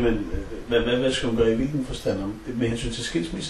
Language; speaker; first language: Danish; native; Danish